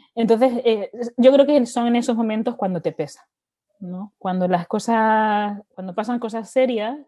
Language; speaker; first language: Spanish; native; Spanish